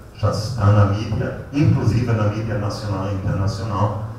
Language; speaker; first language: Portuguese; native; Portuguese